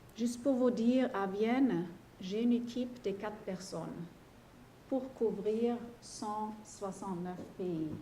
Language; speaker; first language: French; non-native, fluent; German